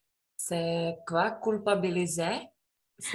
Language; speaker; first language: French; non-native, learner; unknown